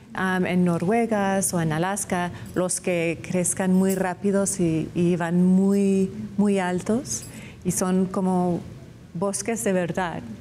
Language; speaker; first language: Spanish; non-native, fluent; English